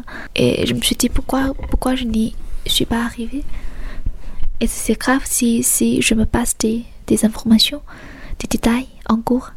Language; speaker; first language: French; non-native, fluent; Chinese